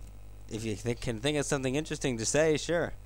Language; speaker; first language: English; native; English